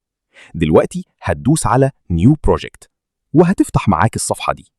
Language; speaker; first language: Arabic; native; Arabic